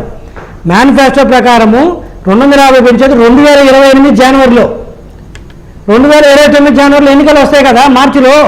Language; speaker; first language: Telugu; native; Telugu